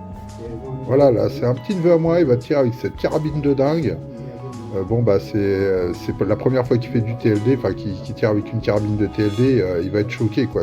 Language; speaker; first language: French; native; French